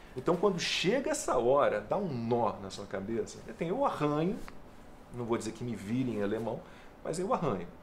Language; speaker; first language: Portuguese; native; Portuguese